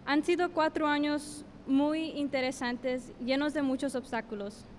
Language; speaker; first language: Spanish; early bilingual, heritage; Spanish